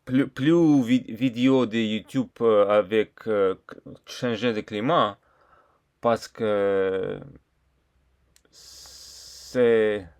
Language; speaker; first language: French; non-native, learner; Russian